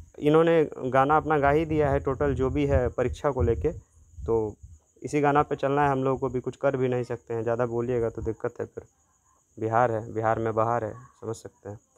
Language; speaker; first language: Hindi; native; Hindi